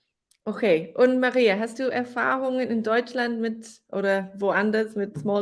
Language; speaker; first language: German; non-native, fluent; English